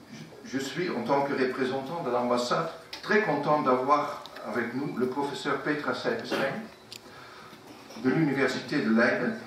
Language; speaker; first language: French; non-native, fluent; Dutch